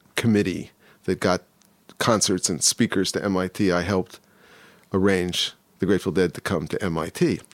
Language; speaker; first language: English; native; English